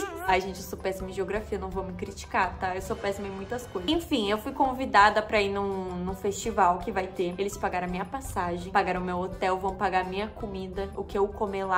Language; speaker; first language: Portuguese; native; Portuguese